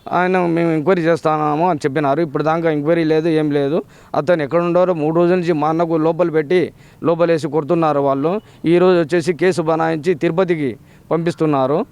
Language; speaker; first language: Telugu; native; Telugu